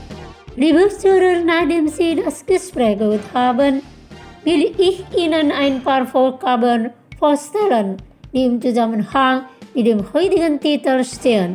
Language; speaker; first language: German; non-native, fluent; Indonesian